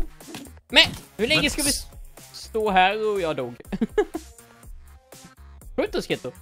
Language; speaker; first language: Swedish; native; Swedish